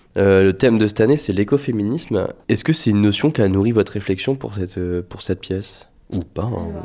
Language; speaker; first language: French; native; French